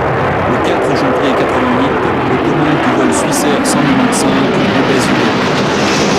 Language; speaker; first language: French; native; French